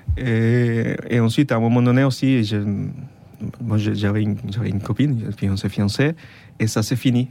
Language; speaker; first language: French; non-native, fluent; Spanish